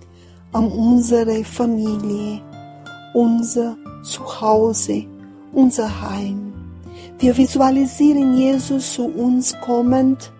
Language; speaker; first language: German; non-native, fluent; Portuguese